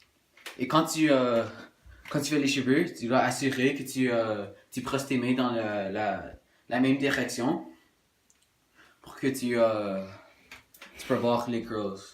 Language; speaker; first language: French; non-native, local second language; English